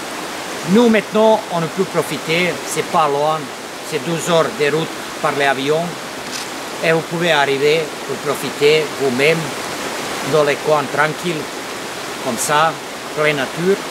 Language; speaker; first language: French; non-native, fluent; Serbian